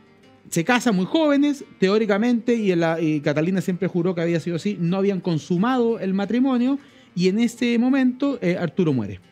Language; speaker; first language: Spanish; native; Spanish